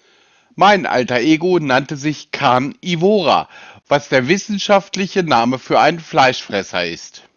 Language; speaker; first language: German; native; German